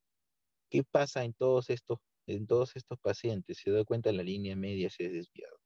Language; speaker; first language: Spanish; native; Spanish